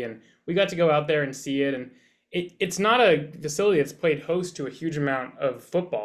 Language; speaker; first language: English; native; English